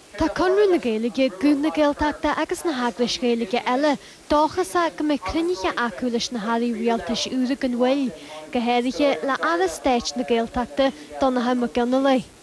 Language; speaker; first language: Irish; native; Irish